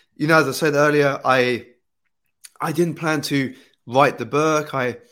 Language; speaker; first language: English; native; English